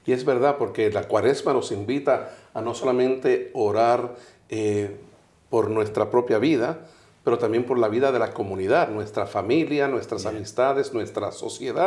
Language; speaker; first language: Spanish; native; Spanish